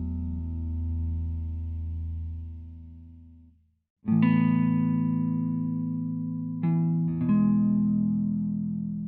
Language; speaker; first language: English; non-native, local second language; Yoruba